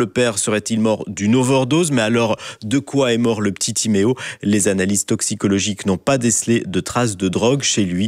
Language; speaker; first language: French; native; French